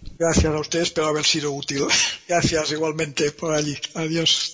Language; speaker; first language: Spanish; native; Spanish